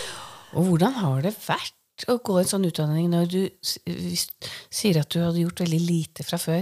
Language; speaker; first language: Norwegian; native; Norwegian